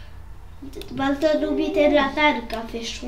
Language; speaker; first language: Polish; early bilingual, heritage; Polish